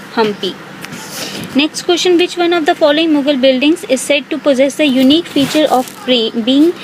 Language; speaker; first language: Hindi; native; Hindi